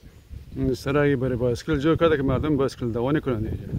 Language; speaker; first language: Persian; native; Persian